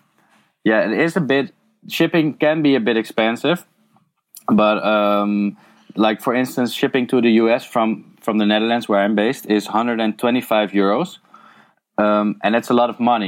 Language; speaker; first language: English; non-native, fluent; Dutch